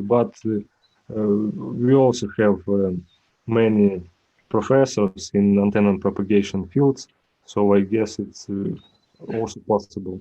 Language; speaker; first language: English; non-native, learner; Ukrainian